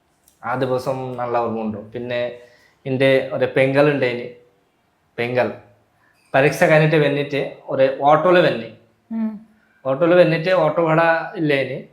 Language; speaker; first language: Malayalam; non-native, learner; Bangla